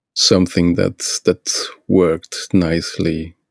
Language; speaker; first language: English; non-native, fluent; Portuguese